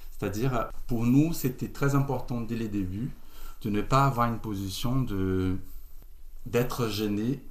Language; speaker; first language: French; non-native, fluent; Portuguese